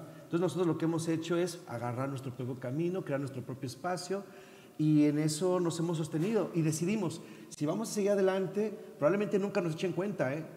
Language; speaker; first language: Spanish; native; Spanish